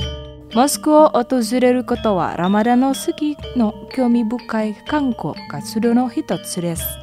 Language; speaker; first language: Japanese; non-native, fluent; Indonesian